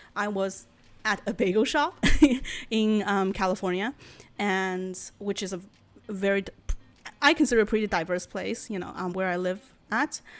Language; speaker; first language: English; non-native, fluent; Chinese